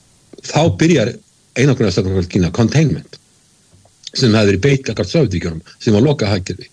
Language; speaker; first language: Icelandic; native; Icelandic